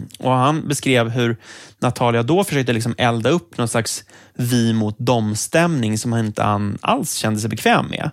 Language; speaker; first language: Swedish; native; Swedish